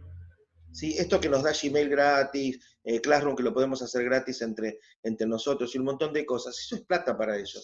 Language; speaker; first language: Spanish; native; Spanish